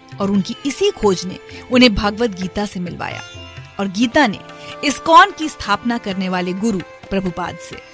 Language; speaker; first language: Hindi; native; Hindi